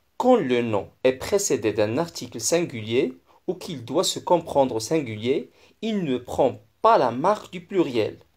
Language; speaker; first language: French; non-native, local second language; Arabic